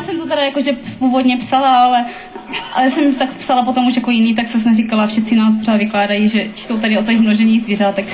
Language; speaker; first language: Czech; native; Czech